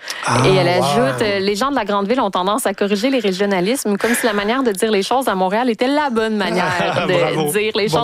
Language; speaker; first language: French; native; French